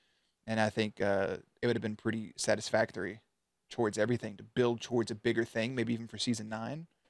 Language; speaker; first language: English; native; English